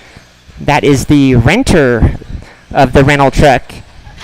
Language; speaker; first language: English; native; English